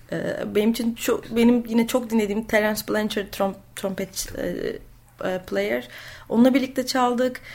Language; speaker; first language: Turkish; native; Turkish